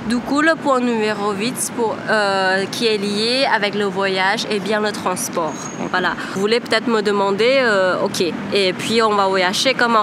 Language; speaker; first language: French; non-native, fluent; Thai